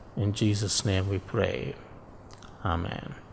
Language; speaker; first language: English; non-native, local second language; Tamil